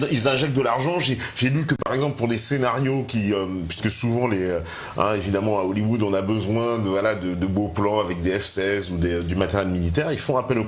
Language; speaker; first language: French; native; French